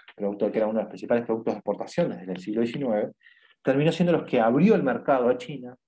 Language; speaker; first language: Spanish; native; Spanish